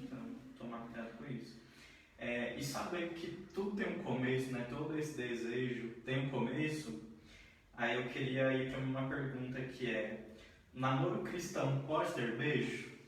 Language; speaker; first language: Portuguese; native; Portuguese